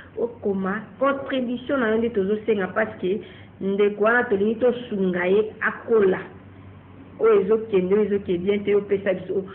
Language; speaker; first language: Lingala; native; Lingala